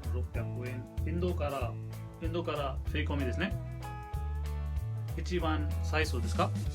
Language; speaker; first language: Japanese; non-native, fluent; Hindi